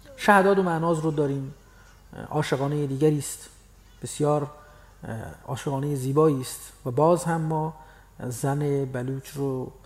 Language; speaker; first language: Persian; non-native, local second language; Baluchi